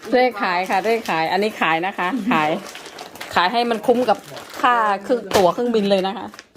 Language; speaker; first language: Thai; non-native, local second language; Khmer